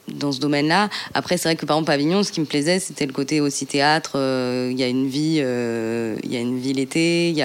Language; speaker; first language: French; native; French